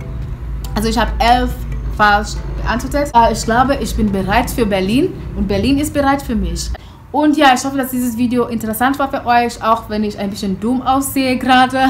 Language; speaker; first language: German; non-native, fluent; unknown